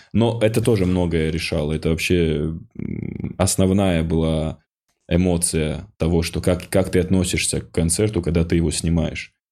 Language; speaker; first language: Russian; non-native, local second language; Ossetic